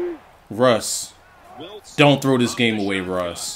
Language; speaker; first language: English; native; English